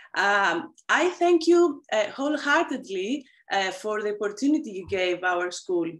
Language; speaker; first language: English; non-native, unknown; Greek